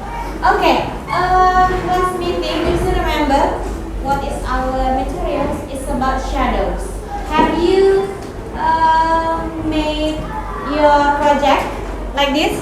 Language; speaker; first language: English; non-native, fluent; Indonesian